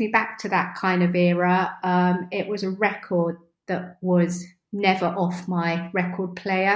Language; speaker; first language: English; native; English